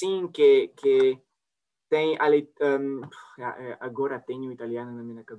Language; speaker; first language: Portuguese; non-native, fluent; French